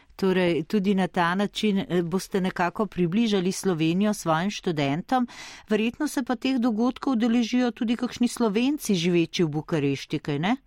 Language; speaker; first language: Slovenian; native; Slovenian